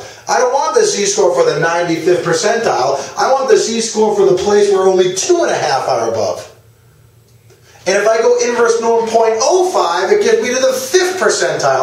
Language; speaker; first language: English; native; English